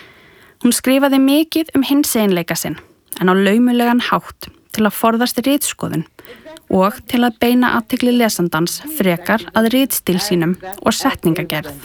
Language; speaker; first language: Icelandic; native; Icelandic